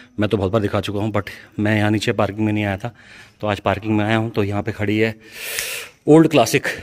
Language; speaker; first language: Hindi; native; Hindi